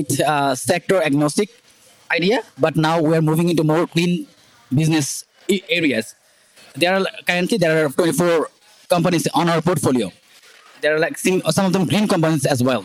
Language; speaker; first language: English; non-native, local second language; Bangla